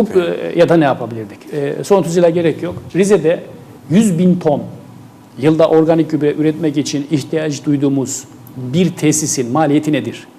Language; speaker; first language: Turkish; native; Turkish